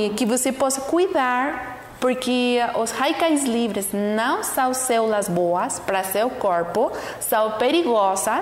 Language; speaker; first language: Portuguese; non-native, learner; Spanish